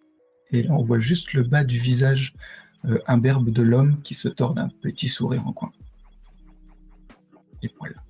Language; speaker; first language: French; native; French